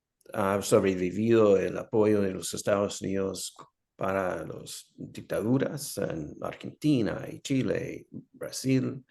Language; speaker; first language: Spanish; non-native, fluent; English